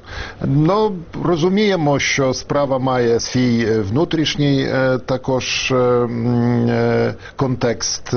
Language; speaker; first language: Ukrainian; non-native, fluent; Polish